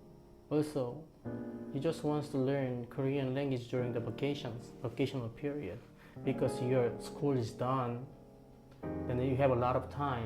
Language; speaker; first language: English; non-native, fluent; Korean